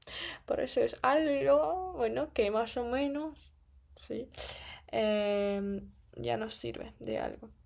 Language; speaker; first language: Spanish; non-native, fluent; Russian